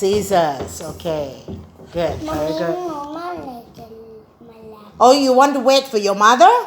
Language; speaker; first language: English; non-native, learner; Thai